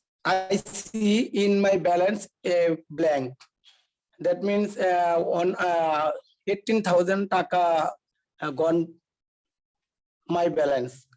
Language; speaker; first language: English; non-native, learner; Bangla